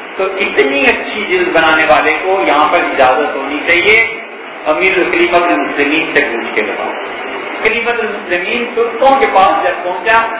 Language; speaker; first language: Urdu; native; Urdu